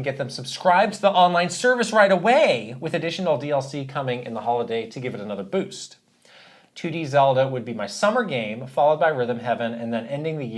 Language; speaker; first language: English; native; English